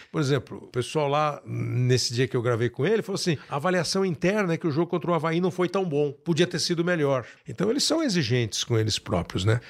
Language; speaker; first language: Portuguese; native; Portuguese